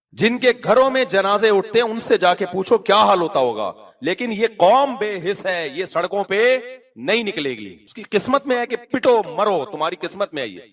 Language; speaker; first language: Urdu; native; Urdu